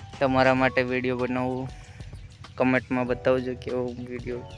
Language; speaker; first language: Gujarati; non-native, local second language; Bhili